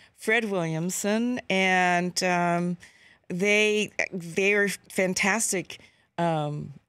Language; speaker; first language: English; native; English